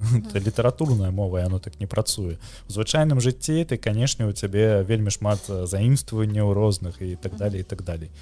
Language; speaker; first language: Belarusian; non-native, local second language; Russian